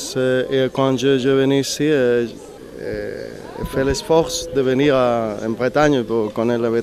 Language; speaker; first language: French; non-native, learner; Spanish